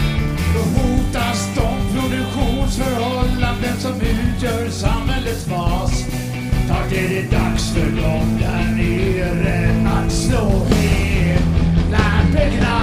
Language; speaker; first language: Swedish; native; Swedish